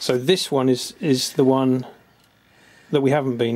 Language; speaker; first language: English; native; English